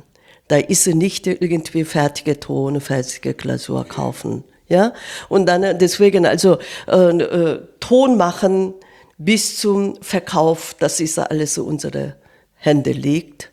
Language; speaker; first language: German; non-native, fluent; Korean